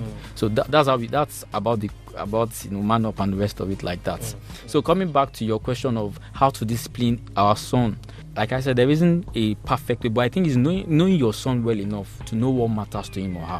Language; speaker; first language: English; non-native, local second language; Yoruba